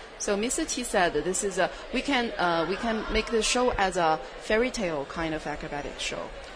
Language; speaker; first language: English; non-native, fluent; Chinese